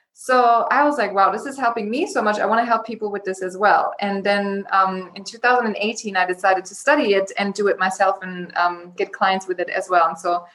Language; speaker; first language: English; non-native, fluent; German